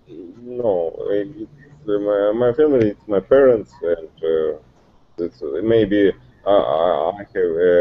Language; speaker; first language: English; non-native, learner; Russian